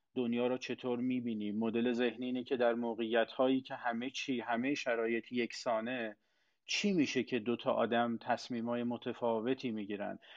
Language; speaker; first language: Persian; non-native, local second language; Azerbaijani